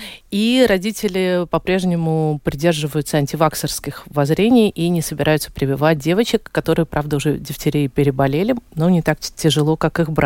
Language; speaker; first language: Russian; native; Russian